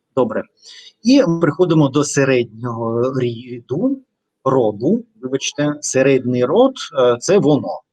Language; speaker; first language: Ukrainian; non-native, local second language; Russian